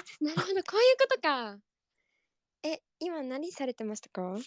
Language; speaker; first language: Japanese; native; Japanese